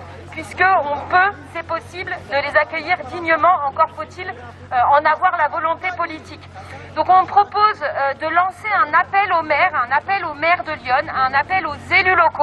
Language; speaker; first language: French; native; French